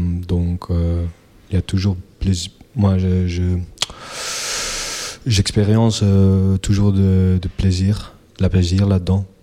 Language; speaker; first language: French; non-native, local second language; Dutch